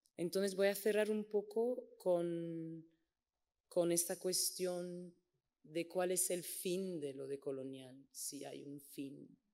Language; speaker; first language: Spanish; non-native, fluent; English